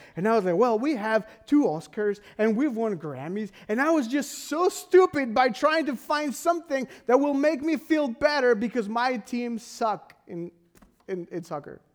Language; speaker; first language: English; non-native, fluent; Spanish